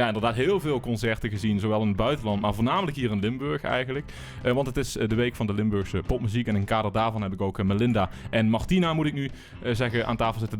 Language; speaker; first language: Dutch; native; Dutch